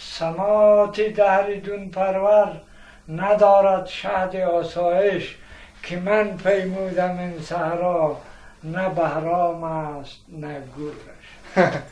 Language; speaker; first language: Persian; native; Persian